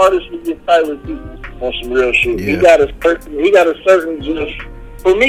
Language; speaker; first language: English; native; English